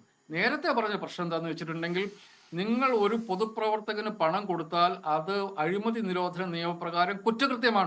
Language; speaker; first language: Malayalam; native; Malayalam